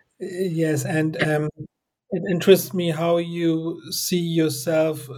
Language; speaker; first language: English; non-native, fluent; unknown